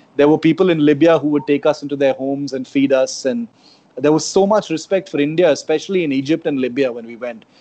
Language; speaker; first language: English; non-native, local second language; Konkani